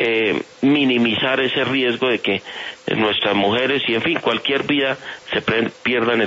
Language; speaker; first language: Spanish; native; Spanish